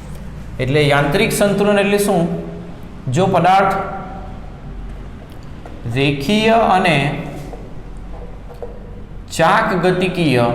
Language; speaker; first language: Gujarati; native; Gujarati